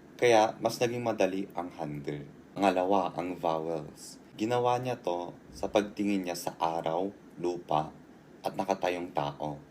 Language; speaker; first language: Filipino; early bilingual, heritage; Korean